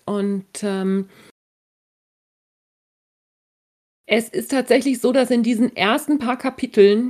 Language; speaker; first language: German; native; German